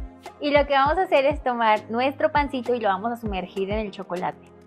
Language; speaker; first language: Spanish; native; Spanish